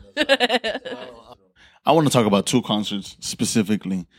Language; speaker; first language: English; early bilingual, other home language; Spanish